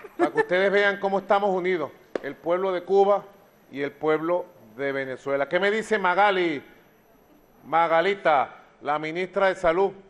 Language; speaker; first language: Spanish; native; Spanish